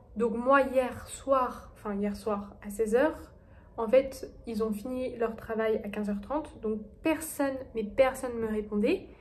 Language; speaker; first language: French; native; French